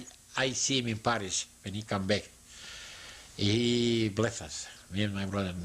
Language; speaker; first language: English; non-native, learner; Yiddish